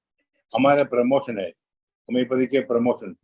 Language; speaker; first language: Hindi; non-native, local second language; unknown